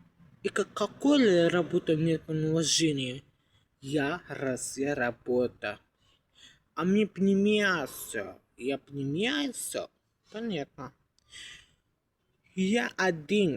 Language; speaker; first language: Russian; non-native, learner; Uzbek